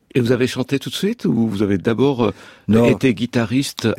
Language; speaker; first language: French; native; French